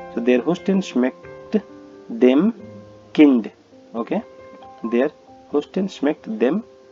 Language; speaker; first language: German; non-native, fluent; Hindi